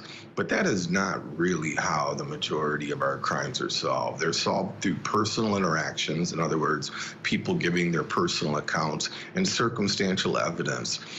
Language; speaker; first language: English; native; English